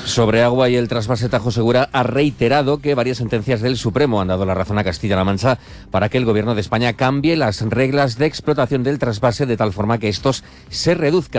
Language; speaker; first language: Spanish; native; Spanish